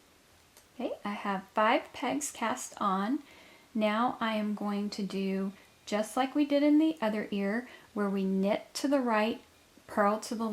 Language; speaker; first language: English; native; English